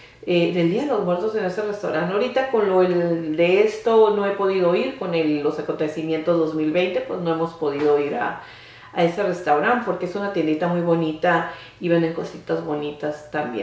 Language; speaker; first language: Spanish; native; Spanish